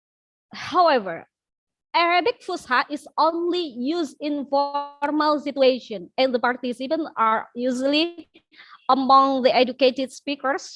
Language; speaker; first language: English; non-native, learner; Indonesian